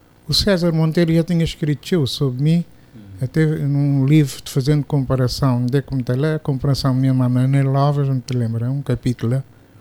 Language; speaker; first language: Portuguese; non-native, local second language; Kabuverdianu